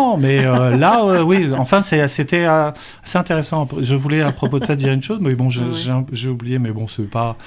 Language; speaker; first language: French; native; French